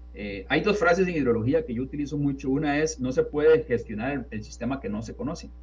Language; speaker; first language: Spanish; native; Spanish